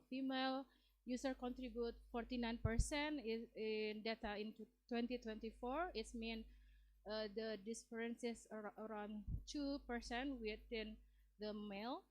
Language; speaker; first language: English; non-native, learner; Indonesian